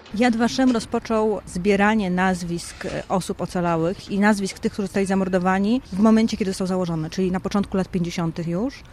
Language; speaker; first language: Polish; native; Polish